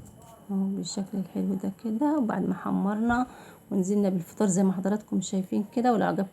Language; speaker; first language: Arabic; native; Arabic